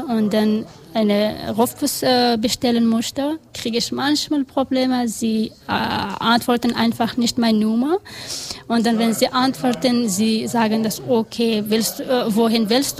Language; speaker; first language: German; non-native, learner; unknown